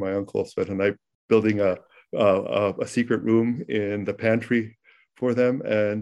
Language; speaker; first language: English; early bilingual, other home language; Ukrainian